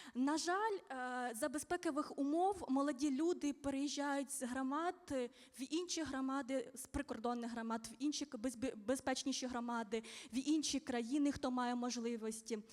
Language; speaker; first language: Ukrainian; native; Ukrainian